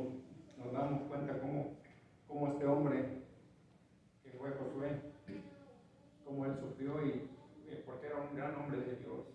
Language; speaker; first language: Spanish; native; Spanish